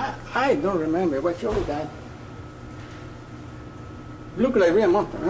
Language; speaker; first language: English; non-native, learner; Spanish